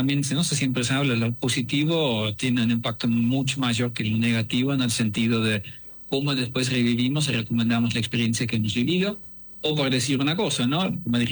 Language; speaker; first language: Spanish; non-native, fluent; Dutch